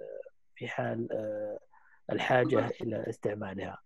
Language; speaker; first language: Arabic; native; Arabic